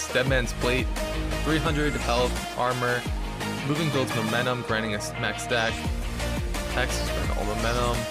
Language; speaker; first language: English; native; English